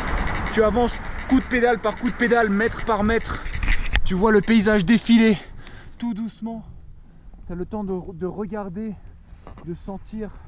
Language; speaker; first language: French; native; French